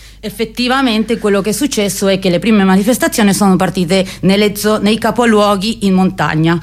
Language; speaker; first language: Italian; non-native, fluent; Spanish